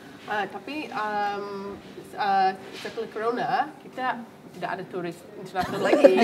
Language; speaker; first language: Indonesian; non-native, fluent; English